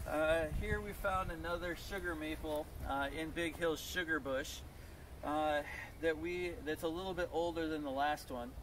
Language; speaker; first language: English; native; English